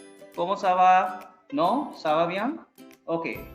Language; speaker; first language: French; non-native, fluent; Bangla